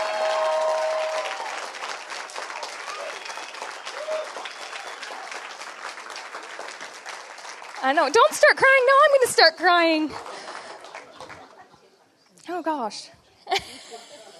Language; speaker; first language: English; native; English